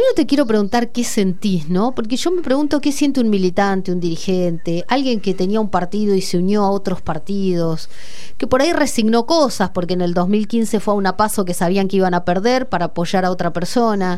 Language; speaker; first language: Spanish; native; Spanish